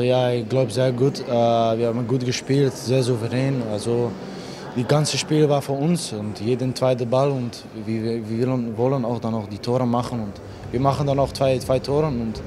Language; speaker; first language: German; non-native, fluent; Dutch